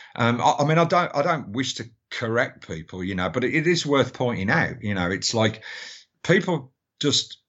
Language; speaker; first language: English; native; English